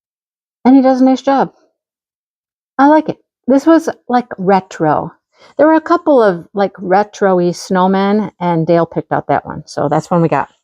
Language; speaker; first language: English; native; English